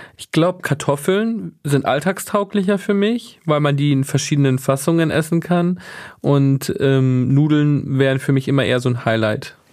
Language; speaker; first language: German; native; German